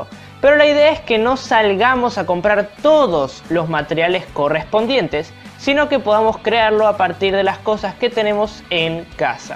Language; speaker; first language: Spanish; native; Spanish